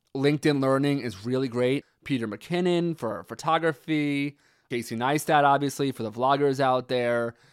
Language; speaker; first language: English; native; English